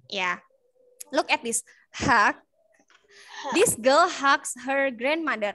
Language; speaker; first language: English; non-native, fluent; Indonesian